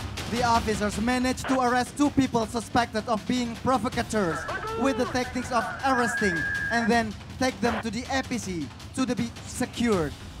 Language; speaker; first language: English; non-native, fluent; Indonesian